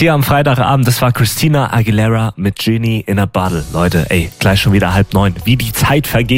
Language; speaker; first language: German; native; German